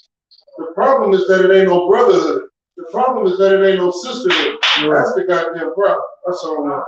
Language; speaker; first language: English; native; English